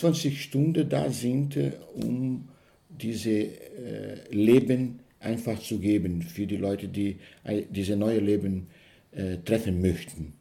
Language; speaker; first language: German; non-native, learner; Portuguese